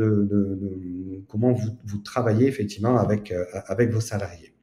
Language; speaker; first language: French; native; French